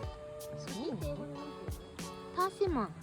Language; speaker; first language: Japanese; early bilingual, heritage; Japanese